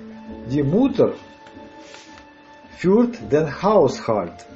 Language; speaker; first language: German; non-native, learner; Russian